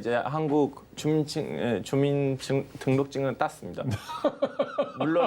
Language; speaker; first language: Korean; non-native, fluent; Turkish